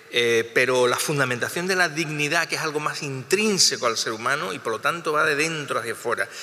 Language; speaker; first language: Spanish; native; Spanish